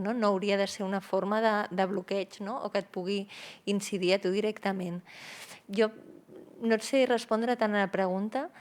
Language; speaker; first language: Catalan; native; Catalan